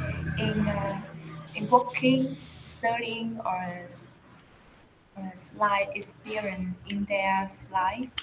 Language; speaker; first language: English; non-native, learner; Vietnamese